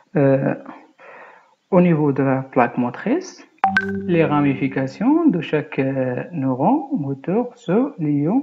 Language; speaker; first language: French; non-native, local second language; Arabic